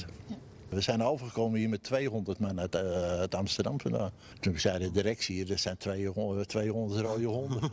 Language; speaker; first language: Dutch; native; Dutch